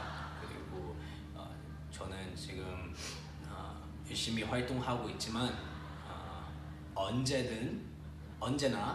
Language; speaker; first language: Korean; non-native, fluent; Cantonese